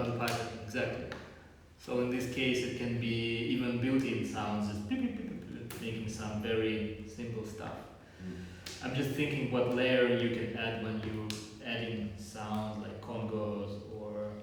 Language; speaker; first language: English; non-native, fluent; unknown